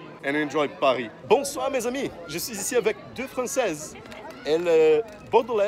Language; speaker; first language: French; non-native, fluent; Portuguese